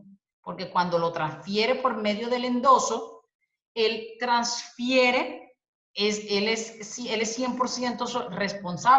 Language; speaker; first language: Spanish; native; Spanish